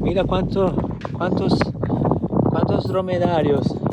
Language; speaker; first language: Spanish; non-native, fluent; Italian